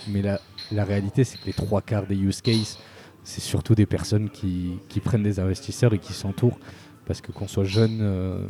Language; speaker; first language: French; native; French